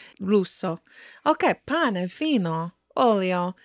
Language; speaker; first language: Italian; non-native, learner; English